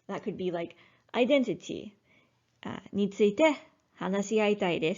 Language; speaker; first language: Japanese; non-native, learner; English